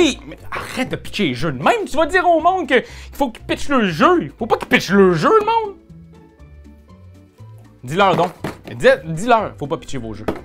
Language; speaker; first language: French; native; French